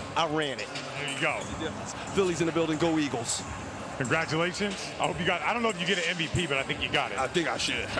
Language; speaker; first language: English; native; English